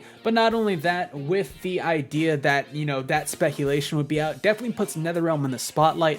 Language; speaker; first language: English; native; English